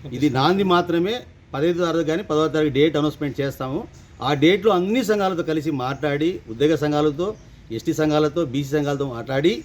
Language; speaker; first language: Telugu; non-native, local second language; Lambadi